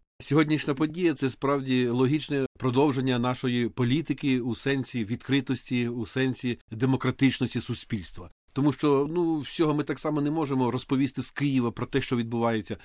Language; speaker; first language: Ukrainian; native; Ukrainian